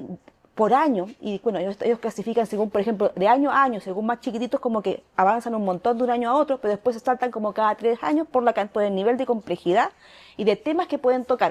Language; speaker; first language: Spanish; native; Spanish